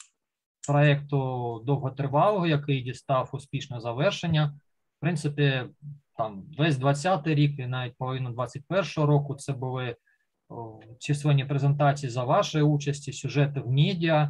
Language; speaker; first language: Ukrainian; native; Ukrainian